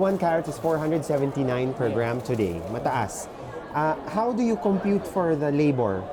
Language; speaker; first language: English; non-native, learner; Filipino